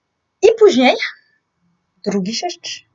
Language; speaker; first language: Polish; non-native, learner; French